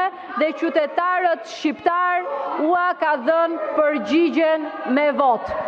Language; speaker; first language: Albanian; native; Albanian